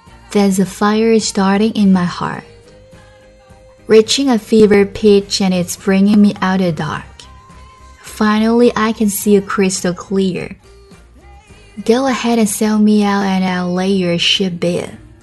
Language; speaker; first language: English; non-native, fluent; Chinese